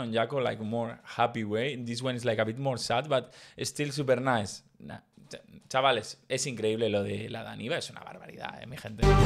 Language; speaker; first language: English; non-native, fluent; Spanish